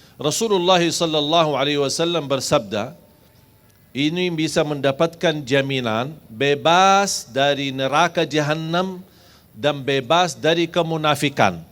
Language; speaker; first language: Malay; non-native, fluent; Arabic